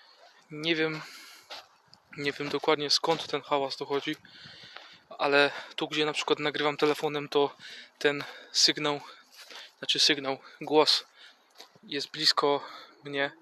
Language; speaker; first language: Polish; native; Polish